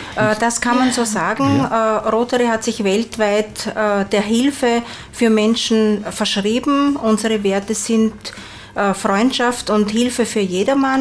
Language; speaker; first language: German; native; German